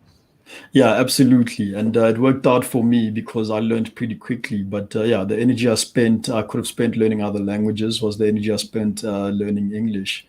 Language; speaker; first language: English; non-native, local second language; Tswana